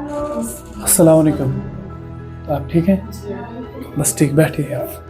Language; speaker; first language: Hindi; native; Hindi